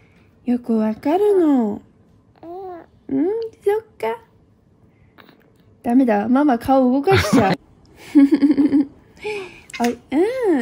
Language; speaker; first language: Japanese; native; Japanese